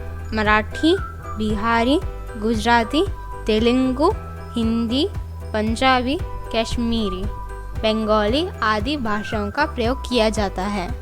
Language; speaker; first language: Hindi; non-native, local second language; Malayalam